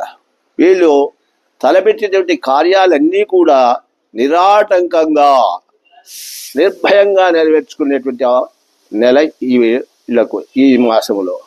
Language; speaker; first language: Telugu; native; Telugu